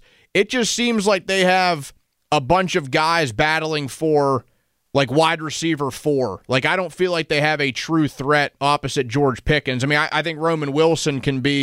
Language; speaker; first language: English; native; English